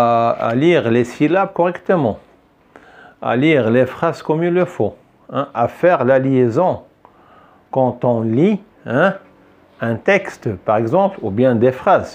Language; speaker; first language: French; non-native, fluent; Arabic